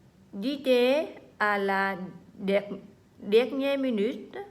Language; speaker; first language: French; non-native, learner; Vietnamese